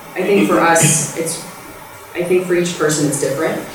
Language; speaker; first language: English; early bilingual, other home language; Spanish